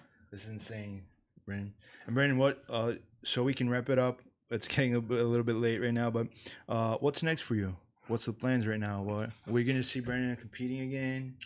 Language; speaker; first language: English; non-native, fluent; Portuguese